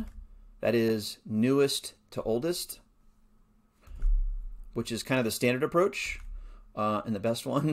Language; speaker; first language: English; native; English